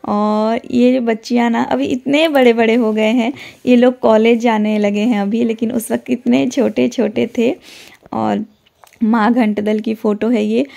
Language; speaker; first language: Hindi; non-native, local second language; Odia